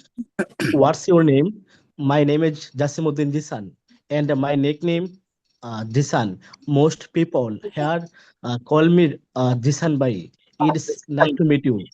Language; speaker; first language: English; non-native, learner; Bangla